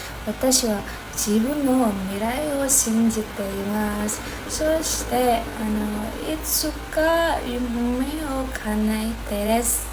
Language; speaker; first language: Japanese; non-native, learner; Indonesian